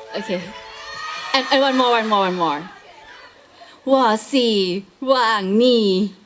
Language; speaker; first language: English; non-native, learner; Thai